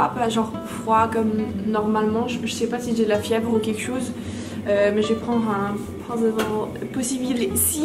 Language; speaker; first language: French; non-native, fluent; Finnish